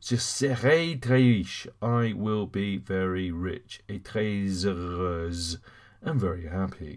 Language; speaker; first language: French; non-native, fluent; English